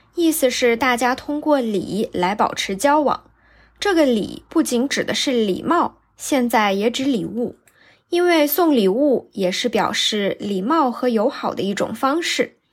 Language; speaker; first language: Chinese; native; Chinese